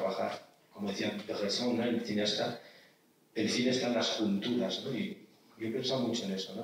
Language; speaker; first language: Spanish; native; Spanish